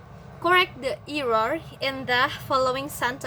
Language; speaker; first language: English; non-native, fluent; Indonesian